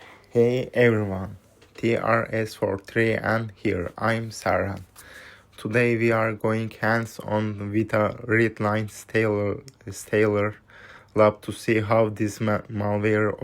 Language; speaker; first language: English; non-native, fluent; Turkish